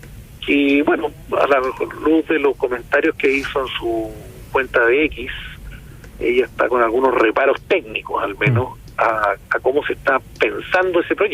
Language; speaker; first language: Spanish; native; Spanish